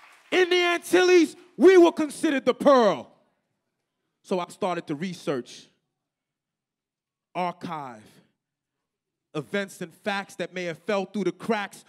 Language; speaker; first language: English; native; English